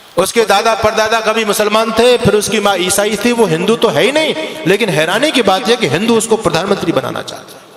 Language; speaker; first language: Hindi; native; Hindi